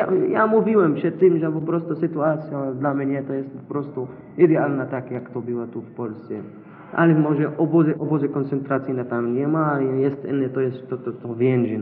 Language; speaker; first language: Polish; non-native, fluent; Arabic